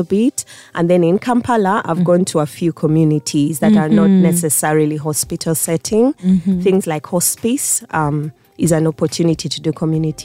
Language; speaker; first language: English; non-native, local second language; Ganda